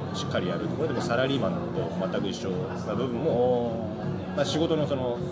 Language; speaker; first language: Japanese; early bilingual, other home language; English